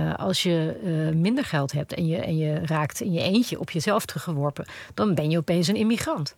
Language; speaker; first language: Dutch; native; Dutch